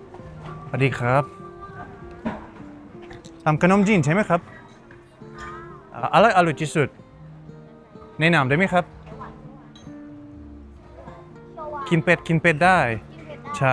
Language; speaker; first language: Thai; non-native, learner; Russian